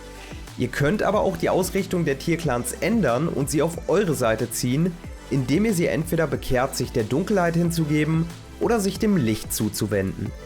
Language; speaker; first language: German; native; German